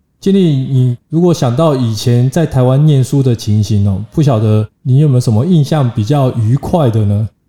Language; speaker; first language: Chinese; native; Chinese